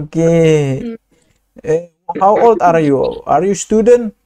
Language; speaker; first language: English; non-native, learner; Indonesian